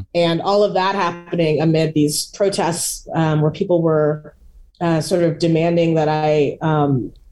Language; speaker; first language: English; native; English